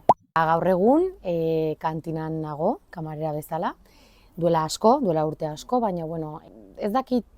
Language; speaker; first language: Basque; early bilingual, other home language; Bulgarian